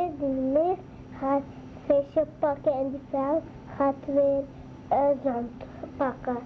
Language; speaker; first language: Dutch; early bilingual, other home language; Arabic